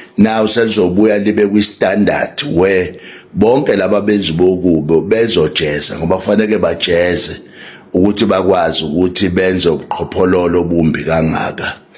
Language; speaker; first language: Zulu; native; Zulu